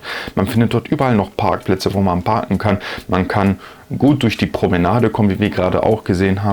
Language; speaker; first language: German; native; German